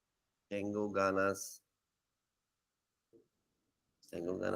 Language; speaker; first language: Spanish; non-native, learner; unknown